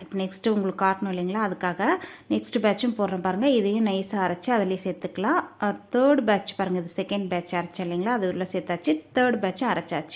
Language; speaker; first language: Tamil; native; Tamil